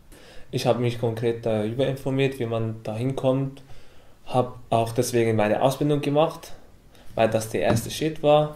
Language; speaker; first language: German; non-native, fluent; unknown